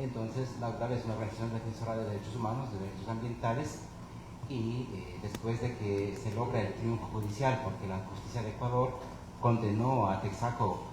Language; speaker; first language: Spanish; native; Spanish